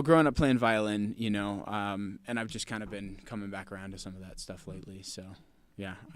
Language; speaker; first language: English; native; English